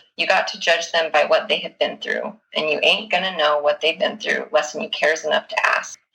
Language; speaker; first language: English; native; English